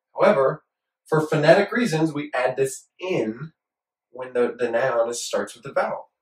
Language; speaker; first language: English; native; English